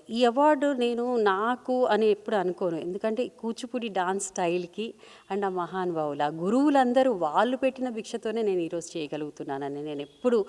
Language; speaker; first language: Telugu; native; Telugu